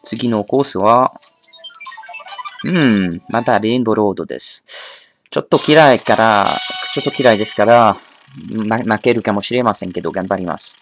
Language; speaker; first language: Japanese; non-native, learner; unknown